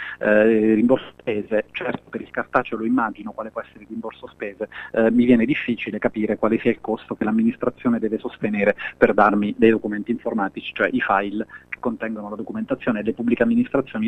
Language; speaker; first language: Italian; native; Italian